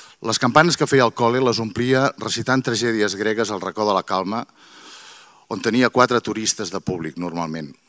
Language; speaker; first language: Catalan; native; Catalan